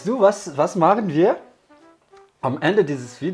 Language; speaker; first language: German; non-native, learner; Malagasy